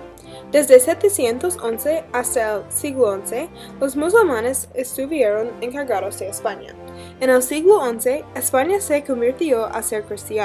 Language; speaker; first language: Spanish; non-native, learner; English